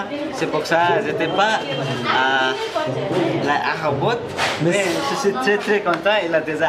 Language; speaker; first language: French; non-native, learner; Nepali